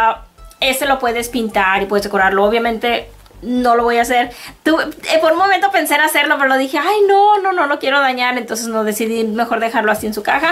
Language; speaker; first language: Spanish; native; Spanish